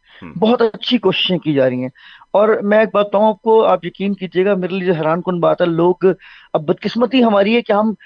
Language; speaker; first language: Urdu; non-native, local second language; Saraiki